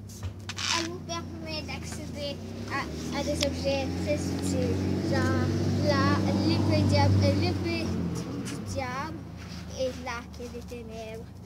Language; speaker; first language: French; native; French